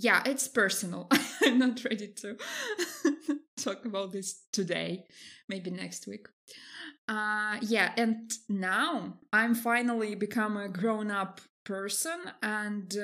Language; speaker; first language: English; non-native, fluent; Russian